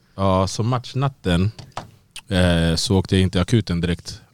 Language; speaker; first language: Swedish; native; Swedish